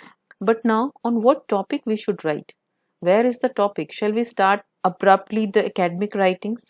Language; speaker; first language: English; non-native, local second language; Hindi